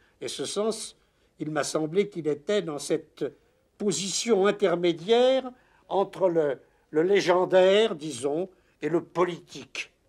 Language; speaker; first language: French; native; French